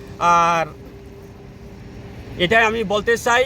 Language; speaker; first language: Bangla; non-native, local second language; Kok Borok